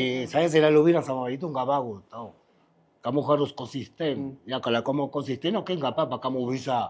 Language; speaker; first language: Indonesian; non-native, fluent; Spanish